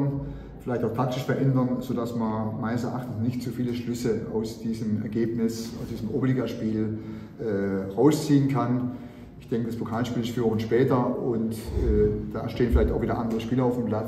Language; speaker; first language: German; native; German